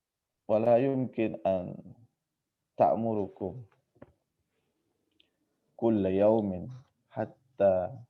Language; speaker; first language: Arabic; non-native, fluent; Indonesian